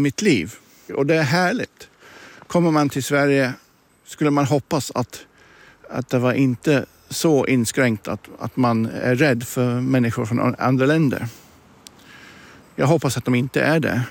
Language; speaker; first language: Swedish; non-native, fluent; English